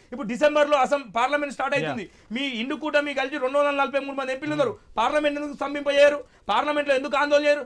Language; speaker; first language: Telugu; native; Telugu